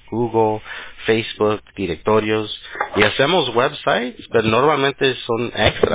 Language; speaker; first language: Spanish; early bilingual, heritage; Spanish